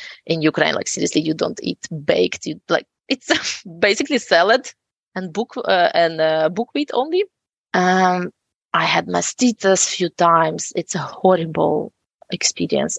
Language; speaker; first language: English; non-native, fluent; Ukrainian